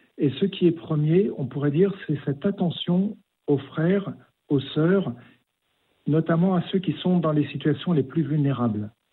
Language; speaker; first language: French; native; French